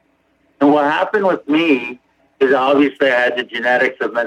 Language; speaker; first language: English; native; English